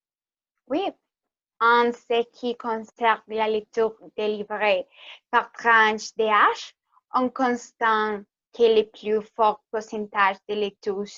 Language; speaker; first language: French; non-native, learner; Spanish